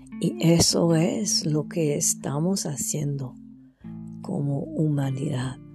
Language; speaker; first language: Spanish; non-native, fluent; French